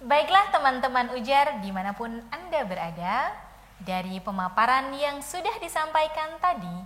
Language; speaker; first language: Indonesian; native; Indonesian